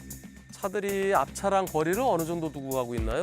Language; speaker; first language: Korean; native; Korean